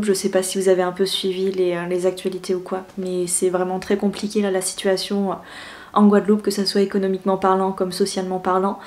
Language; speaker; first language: French; native; French